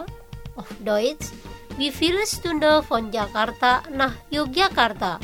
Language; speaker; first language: German; non-native, learner; Indonesian